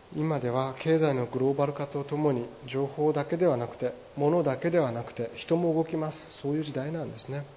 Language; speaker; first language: Japanese; native; Japanese